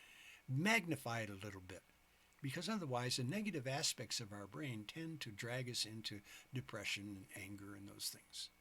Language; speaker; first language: English; native; English